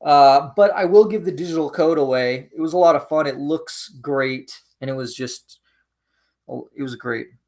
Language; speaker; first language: English; native; English